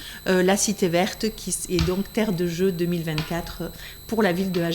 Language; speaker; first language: French; native; French